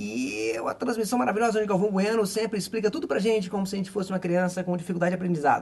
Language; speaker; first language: Portuguese; native; Portuguese